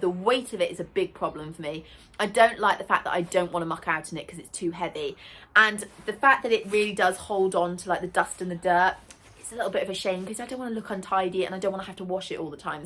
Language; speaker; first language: English; native; English